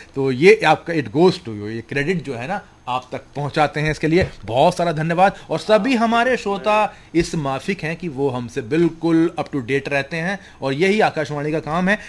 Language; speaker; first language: Hindi; native; Hindi